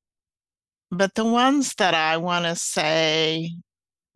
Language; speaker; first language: English; native; English